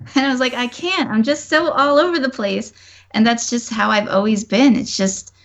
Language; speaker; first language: English; native; English